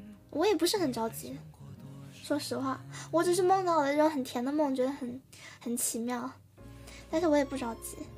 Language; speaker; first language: Chinese; early bilingual, heritage; Chinese